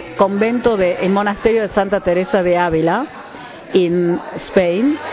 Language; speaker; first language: English; non-native, fluent; Spanish